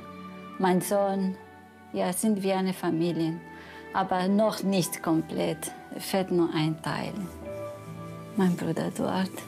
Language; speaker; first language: German; non-native, fluent; Portuguese